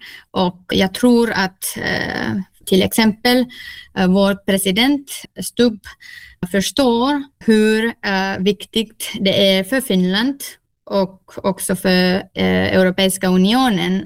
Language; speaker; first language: Swedish; non-native, local second language; Finnish